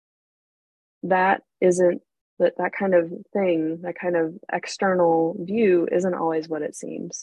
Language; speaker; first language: English; native; English